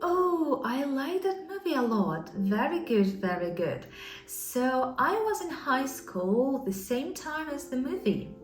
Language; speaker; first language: English; non-native, fluent; Ukrainian